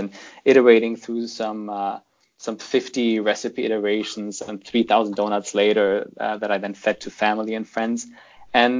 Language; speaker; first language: English; non-native, fluent; German